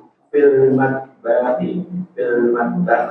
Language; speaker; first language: Arabic; non-native, learner; Indonesian